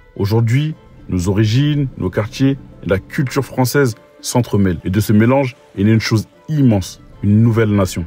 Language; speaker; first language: French; early bilingual, other home language; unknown